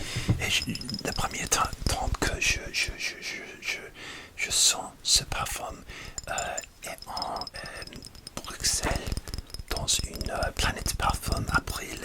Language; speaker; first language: French; non-native, learner; English